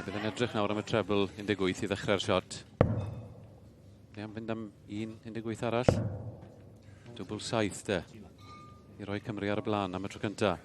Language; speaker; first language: Welsh; native; Welsh